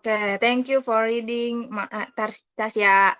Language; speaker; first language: English; non-native, learner; Indonesian